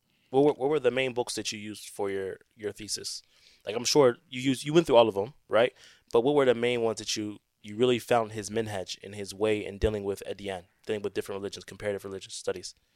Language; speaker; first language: English; native; English